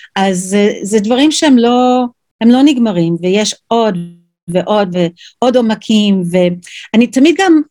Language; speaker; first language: Hebrew; non-native, fluent; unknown